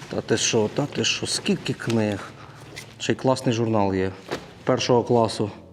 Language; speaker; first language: Ukrainian; native; Ukrainian